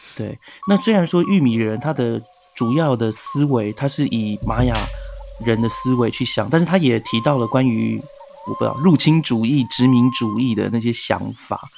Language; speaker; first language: Chinese; native; Chinese